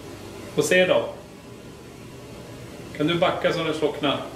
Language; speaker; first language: Swedish; native; Swedish